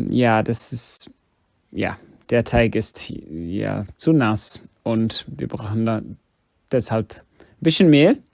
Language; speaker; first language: German; non-native, fluent; English